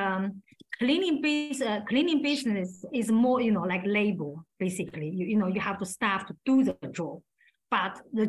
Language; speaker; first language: English; non-native, learner; Chinese